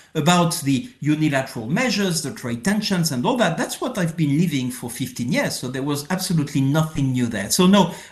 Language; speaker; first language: English; non-native, fluent; French